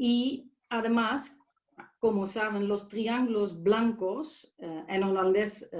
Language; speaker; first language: Spanish; non-native, fluent; Dutch